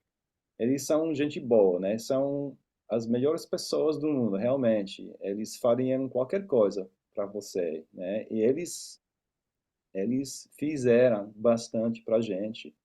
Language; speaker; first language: Portuguese; non-native, fluent; English